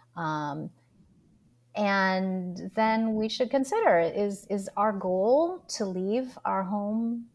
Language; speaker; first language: English; early bilingual, other home language; Filipino